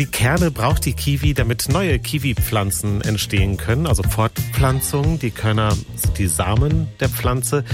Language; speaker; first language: German; native; German